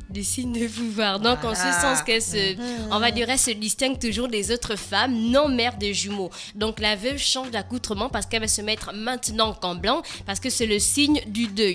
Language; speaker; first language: French; native; French